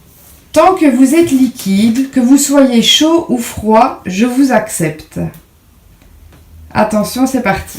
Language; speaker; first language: French; native; French